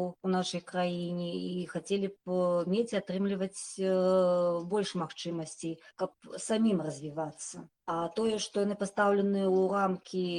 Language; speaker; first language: Belarusian; native; Belarusian